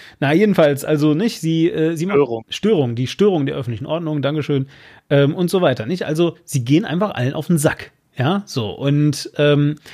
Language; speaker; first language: German; native; German